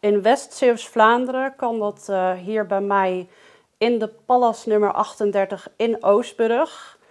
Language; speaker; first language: Dutch; native; Dutch